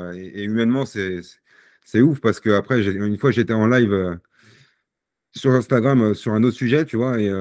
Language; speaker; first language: French; native; French